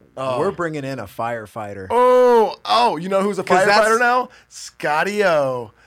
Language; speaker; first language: English; native; English